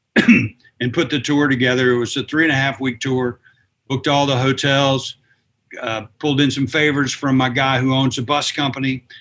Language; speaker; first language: English; native; English